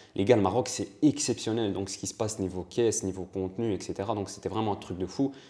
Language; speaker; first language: French; early bilingual, other home language; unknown